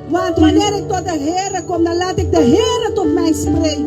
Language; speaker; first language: Dutch; non-native, local second language; Papiamento